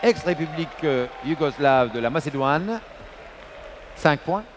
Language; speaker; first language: French; non-native, learner; Turkish